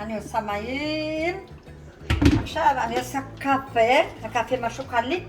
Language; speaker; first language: Hebrew; non-native, fluent; Amharic